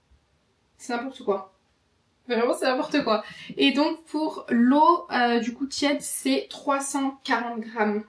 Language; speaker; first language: French; native; French